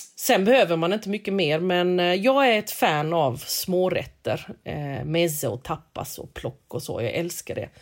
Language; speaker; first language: Swedish; early bilingual, other home language; Korean